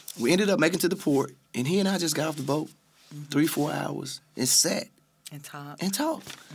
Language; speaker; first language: English; native; English